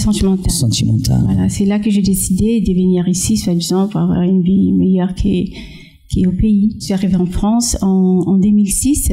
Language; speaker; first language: French; non-native, fluent; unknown